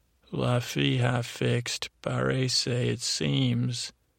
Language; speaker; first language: English; native; English